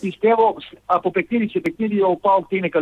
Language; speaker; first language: Greek; non-native, fluent; Serbian